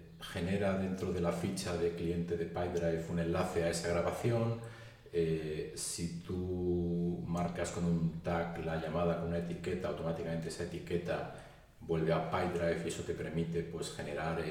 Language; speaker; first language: Spanish; native; Spanish